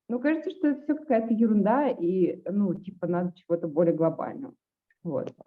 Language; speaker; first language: Russian; native; Russian